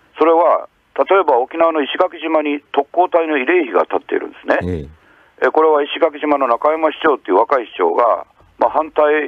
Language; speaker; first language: Japanese; native; Japanese